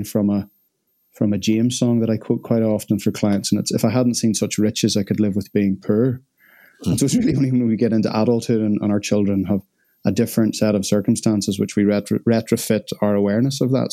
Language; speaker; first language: English; native; English